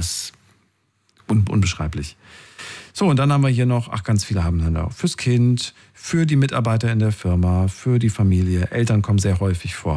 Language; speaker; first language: German; native; German